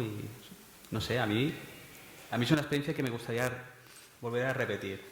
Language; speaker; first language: Spanish; native; Spanish